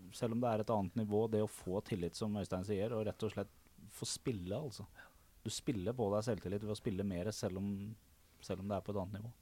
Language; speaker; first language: Norwegian; native; Norwegian